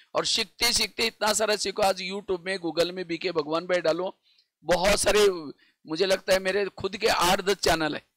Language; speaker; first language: Hindi; non-native, local second language; Marathi